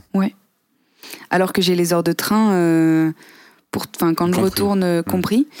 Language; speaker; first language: French; native; French